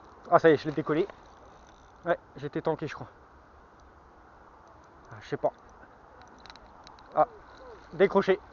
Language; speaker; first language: French; native; French